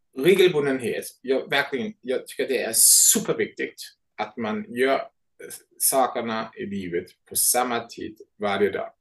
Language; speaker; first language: Swedish; non-native, fluent; German